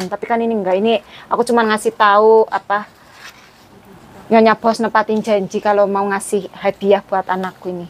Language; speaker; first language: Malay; non-native, local second language; Javanese